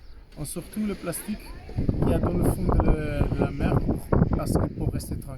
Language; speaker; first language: French; non-native, fluent; Kabuverdianu